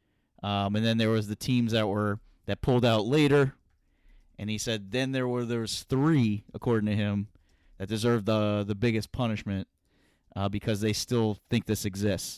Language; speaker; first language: English; native; English